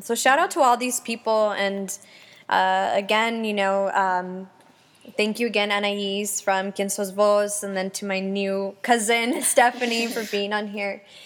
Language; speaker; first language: English; early bilingual, other home language; Spanish